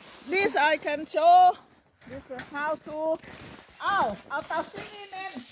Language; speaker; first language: English; non-native, learner; Thai